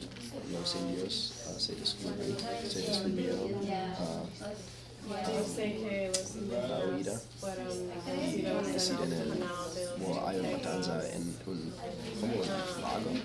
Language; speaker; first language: Spanish; non-native, fluent; English